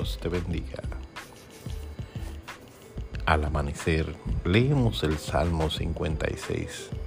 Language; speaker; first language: Spanish; native; Spanish